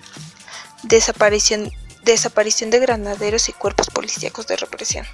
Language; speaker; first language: Spanish; native; Spanish